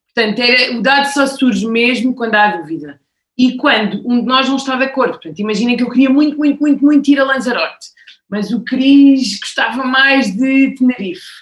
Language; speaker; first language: Portuguese; native; Portuguese